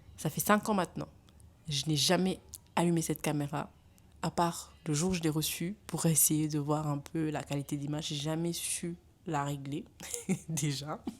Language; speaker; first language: French; non-native, local second language; Wolof